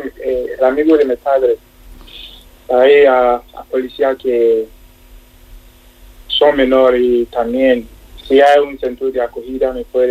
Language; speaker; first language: Spanish; non-native, learner; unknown